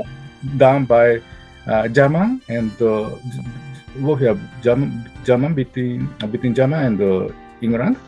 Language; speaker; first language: English; non-native, learner; Japanese